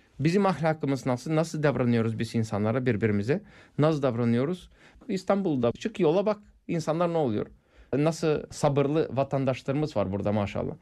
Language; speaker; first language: Turkish; non-native, fluent; English